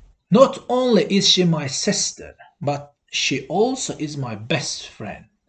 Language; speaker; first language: English; non-native, fluent; Azerbaijani